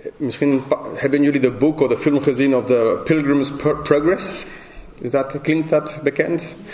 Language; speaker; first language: Dutch; non-native, fluent; English